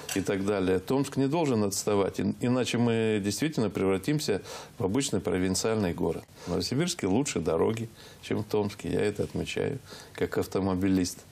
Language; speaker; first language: Russian; native; Russian